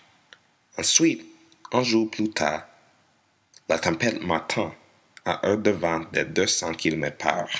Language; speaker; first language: French; non-native, learner; English